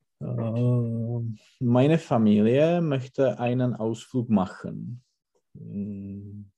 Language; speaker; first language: German; non-native, learner; Czech